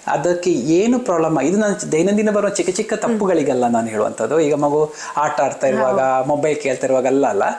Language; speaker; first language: Kannada; non-native, local second language; Malayalam